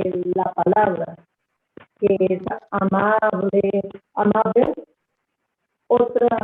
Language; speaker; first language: Portuguese; non-native, learner; Spanish